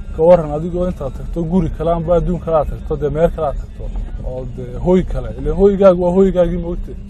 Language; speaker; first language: Somali; early bilingual, other home language; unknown